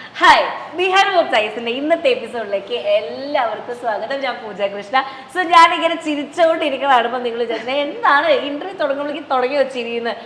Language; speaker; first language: Malayalam; native; Malayalam